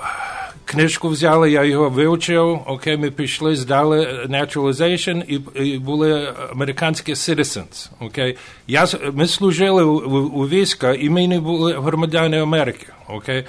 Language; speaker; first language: Ukrainian; early bilingual, heritage; Ukrainian